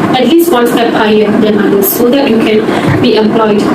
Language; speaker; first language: English; non-native, local second language; Malay